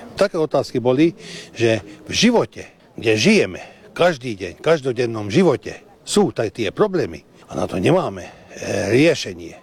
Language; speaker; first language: Slovak; non-native, local second language; Hungarian